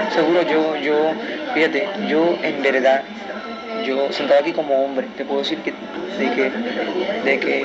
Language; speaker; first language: Spanish; early bilingual, heritage; Spanish